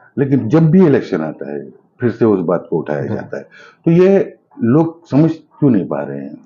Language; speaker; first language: Hindi; native; Hindi